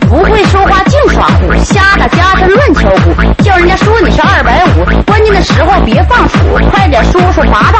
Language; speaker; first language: Chinese; native; Chinese